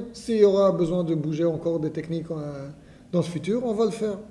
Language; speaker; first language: French; non-native, fluent; Hebrew